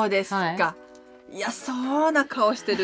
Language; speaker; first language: Japanese; native; Japanese